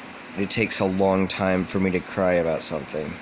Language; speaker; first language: English; native; English